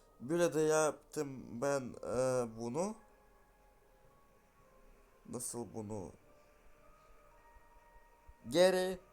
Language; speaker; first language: Turkish; non-native, learner; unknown